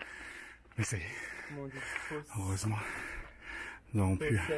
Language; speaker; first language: French; native; French